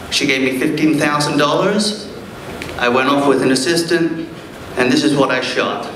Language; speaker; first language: English; early bilingual, other home language; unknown